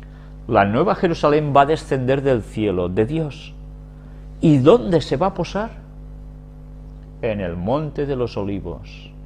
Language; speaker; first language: Spanish; native; Spanish